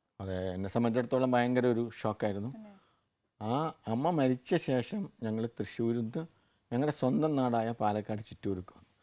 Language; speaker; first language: Malayalam; native; Malayalam